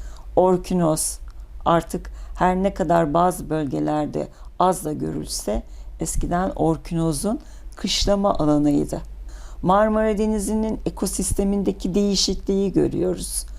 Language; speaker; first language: Turkish; native; Turkish